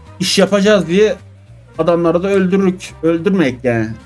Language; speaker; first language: Turkish; native; Turkish